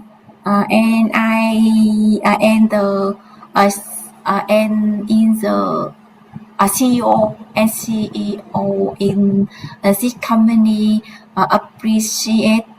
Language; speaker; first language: English; non-native, learner; Vietnamese